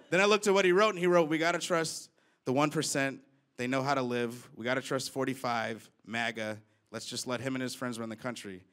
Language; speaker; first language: English; native; English